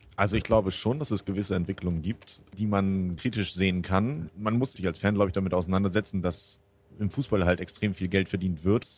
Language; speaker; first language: German; native; German